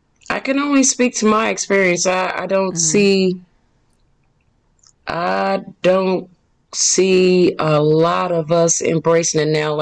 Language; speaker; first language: English; native; English